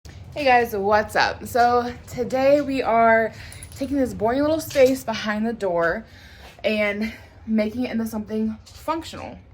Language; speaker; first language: English; native; English